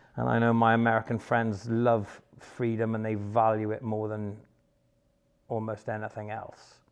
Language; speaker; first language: English; native; English